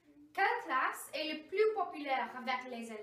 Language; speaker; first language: French; non-native, learner; English